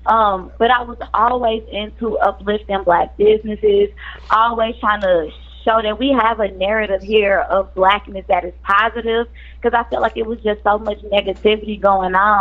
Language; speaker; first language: English; native; English